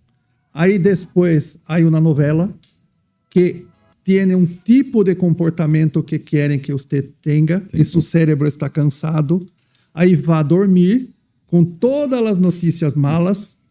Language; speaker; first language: Spanish; non-native, fluent; Portuguese